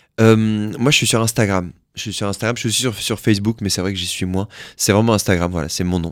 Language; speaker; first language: French; native; French